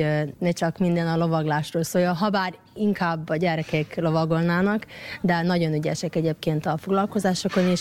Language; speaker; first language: Hungarian; native; Hungarian